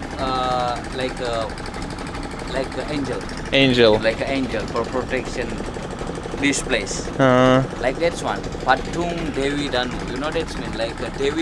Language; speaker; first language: English; non-native, learner; Indonesian